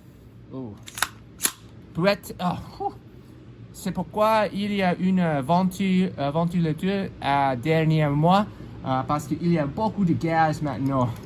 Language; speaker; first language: French; non-native, learner; English